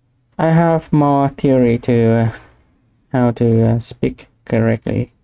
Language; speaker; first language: English; non-native, learner; Vietnamese